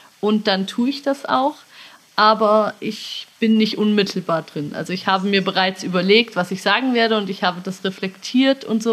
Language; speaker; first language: German; native; German